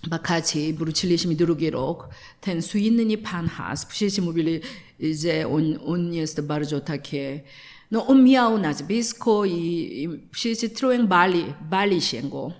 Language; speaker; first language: Polish; non-native, learner; Korean